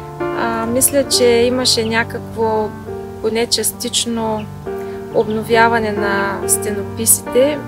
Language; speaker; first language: Bulgarian; native; Bulgarian